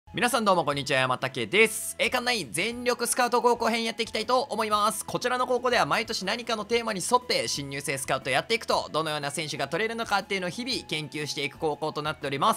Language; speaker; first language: Japanese; native; Japanese